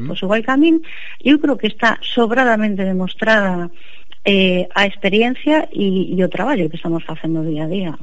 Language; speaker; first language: Galician; non-native, local second language; Spanish